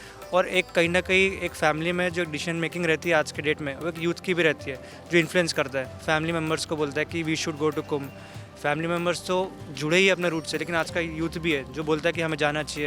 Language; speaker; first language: Hindi; native; Hindi